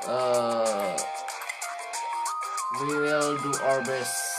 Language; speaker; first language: English; non-native, learner; Indonesian